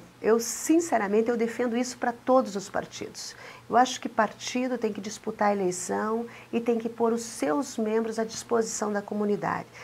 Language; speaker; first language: Portuguese; native; Portuguese